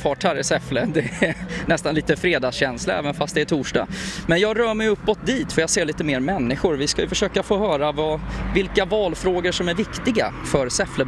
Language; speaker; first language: Swedish; native; Swedish